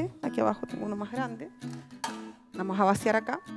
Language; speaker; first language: Spanish; native; Spanish